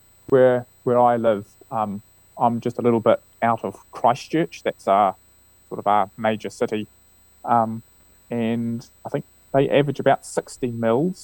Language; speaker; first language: English; native; English